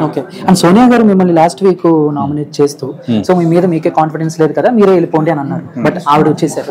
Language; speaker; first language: Telugu; native; Telugu